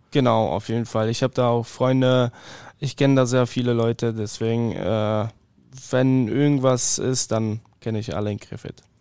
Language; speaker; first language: German; early bilingual, other home language; Polish